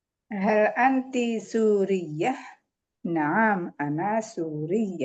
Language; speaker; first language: Arabic; non-native, learner; Indonesian